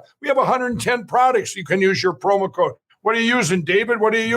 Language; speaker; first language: English; native; English